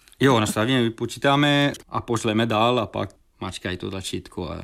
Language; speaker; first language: Czech; non-native, fluent; Italian